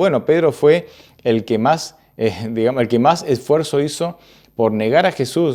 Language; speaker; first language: Spanish; native; Spanish